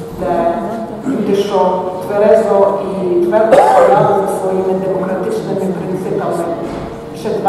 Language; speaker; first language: Ukrainian; early bilingual, heritage; Ukrainian